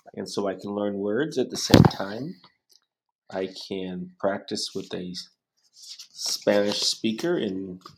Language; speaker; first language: English; native; English